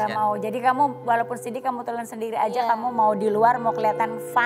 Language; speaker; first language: Indonesian; native; Indonesian